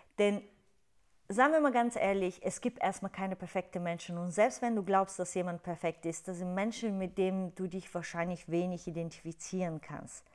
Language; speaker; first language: German; non-native, fluent; Bulgarian